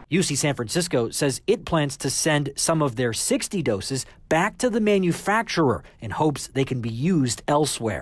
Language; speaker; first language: English; native; English